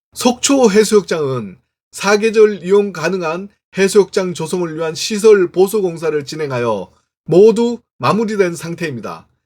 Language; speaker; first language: Korean; native; Korean